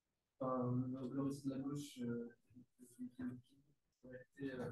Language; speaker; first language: French; native; French